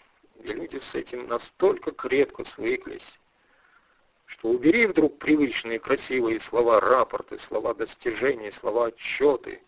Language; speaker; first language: Russian; native; Russian